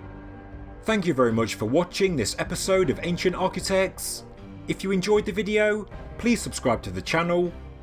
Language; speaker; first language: English; native; English